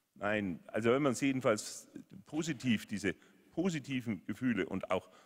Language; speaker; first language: German; native; German